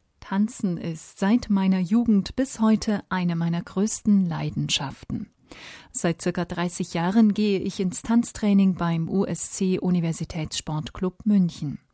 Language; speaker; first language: German; native; German